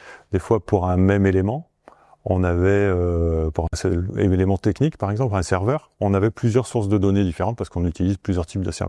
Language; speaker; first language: French; native; French